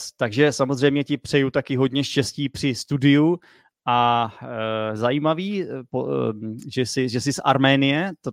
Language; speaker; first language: Czech; native; Czech